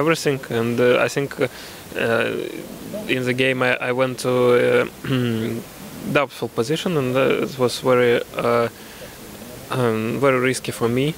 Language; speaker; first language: English; non-native, fluent; Russian